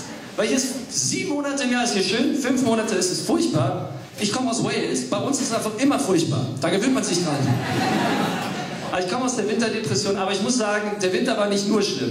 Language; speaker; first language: German; early bilingual, other home language; English